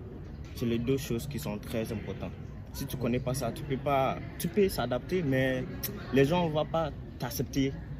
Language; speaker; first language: French; non-native, learner; English